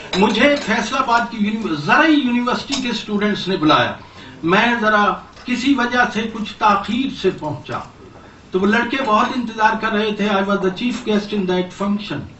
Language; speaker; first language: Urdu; non-native, local second language; Punjabi